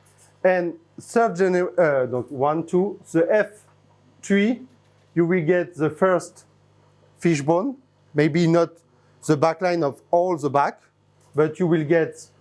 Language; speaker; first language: English; non-native, fluent; French